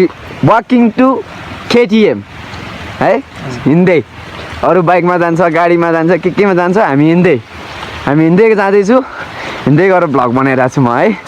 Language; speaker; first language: Nepali; native; Nepali